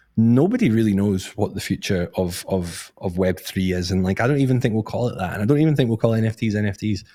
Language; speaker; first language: English; native; English